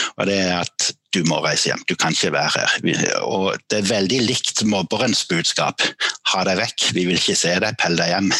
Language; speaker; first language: Norwegian; native; Norwegian